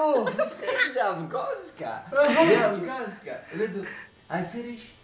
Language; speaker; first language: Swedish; non-native, learner; Persian